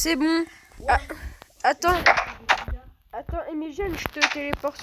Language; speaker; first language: French; native; French